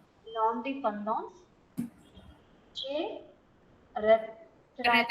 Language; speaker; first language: French; non-native, learner; Tamil